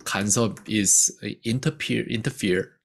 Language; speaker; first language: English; non-native, fluent; Korean